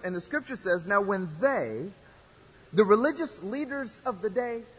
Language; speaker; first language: English; native; English